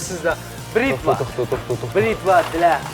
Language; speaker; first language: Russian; non-native, local second language; Kyrgyz